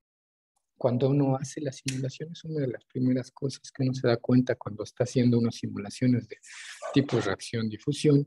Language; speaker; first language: Spanish; native; Spanish